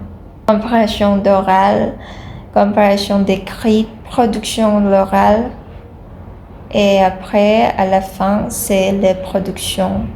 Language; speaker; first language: French; non-native, learner; Indonesian